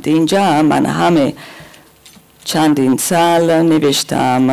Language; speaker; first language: Persian; non-native, learner; German